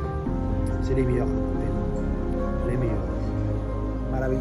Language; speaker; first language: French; non-native, learner; Spanish